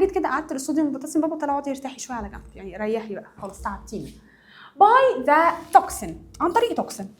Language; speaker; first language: Arabic; native; Arabic